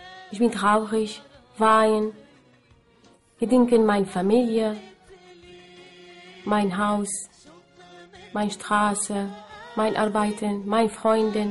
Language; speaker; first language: German; non-native, learner; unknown